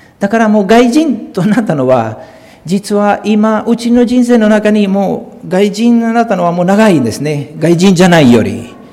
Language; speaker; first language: Japanese; non-native, fluent; Spanish